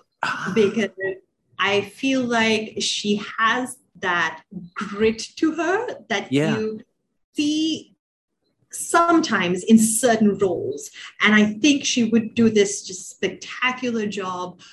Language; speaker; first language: English; non-native, local second language; Sinhala